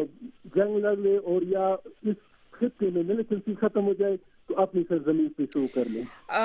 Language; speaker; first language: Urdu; non-native, learner; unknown